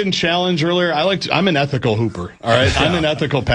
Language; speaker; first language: English; native; English